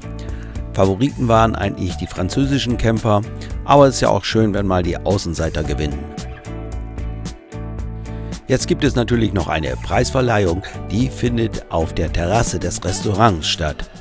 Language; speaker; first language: German; native; German